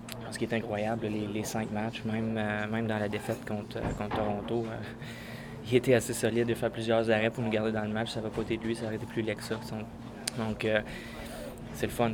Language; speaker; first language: French; native; French